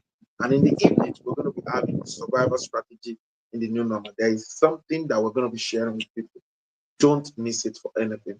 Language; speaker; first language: English; non-native, local second language; Yoruba